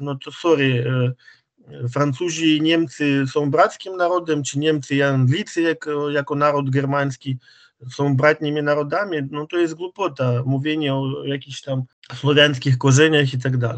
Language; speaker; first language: Polish; non-native, fluent; Ukrainian